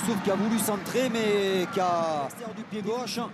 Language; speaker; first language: French; native; French